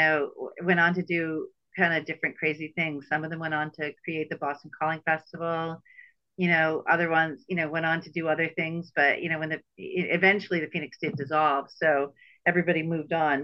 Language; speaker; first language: English; native; English